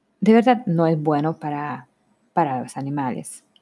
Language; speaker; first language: Spanish; non-native, learner; Hungarian